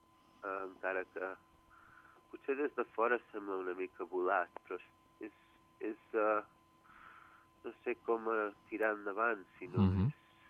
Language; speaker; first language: Catalan; early bilingual, heritage; Catalan